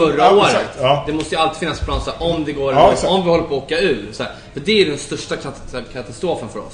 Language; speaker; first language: Swedish; native; Swedish